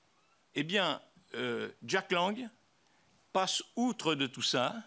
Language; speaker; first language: French; native; French